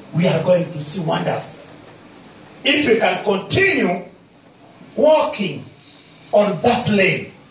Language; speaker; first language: English; non-native, local second language; Swahili